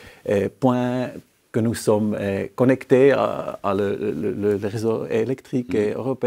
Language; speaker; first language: French; non-native, local second language; German